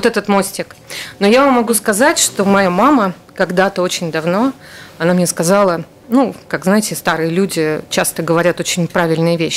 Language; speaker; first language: Russian; native; Russian